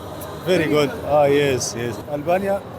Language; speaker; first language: English; non-native, learner; Arabic